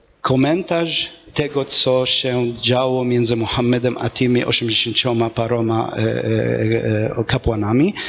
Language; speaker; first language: Polish; non-native, fluent; Arabic